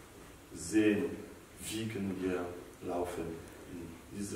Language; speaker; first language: German; non-native, learner; French